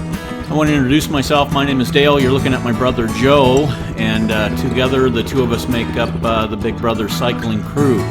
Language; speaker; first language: English; native; English